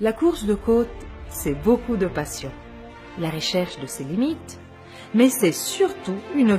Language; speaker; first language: French; native; French